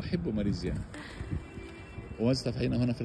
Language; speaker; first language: Arabic; native; Arabic